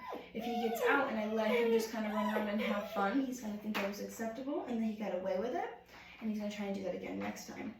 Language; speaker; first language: English; native; English